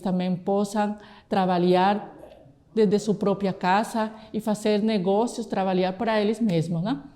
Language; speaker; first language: Portuguese; non-native, fluent; Spanish